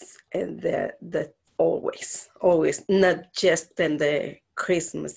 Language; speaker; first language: English; non-native, learner; Spanish